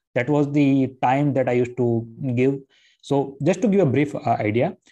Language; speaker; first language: English; non-native, local second language; Gujarati